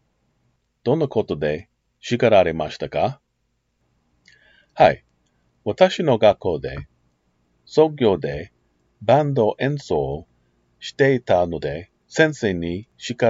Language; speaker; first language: Japanese; non-native, learner; English